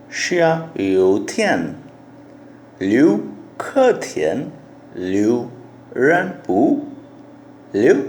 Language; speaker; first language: Chinese; non-native, learner; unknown